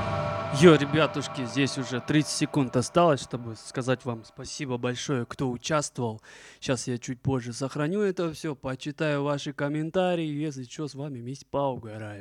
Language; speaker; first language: Russian; native; Russian